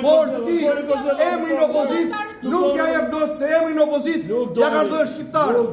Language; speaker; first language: Albanian; native; Albanian